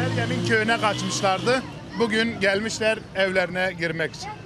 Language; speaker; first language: Turkish; non-native, fluent; Arabic